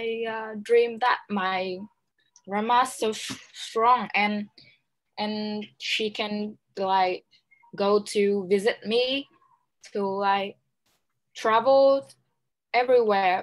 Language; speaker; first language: English; non-native, learner; Vietnamese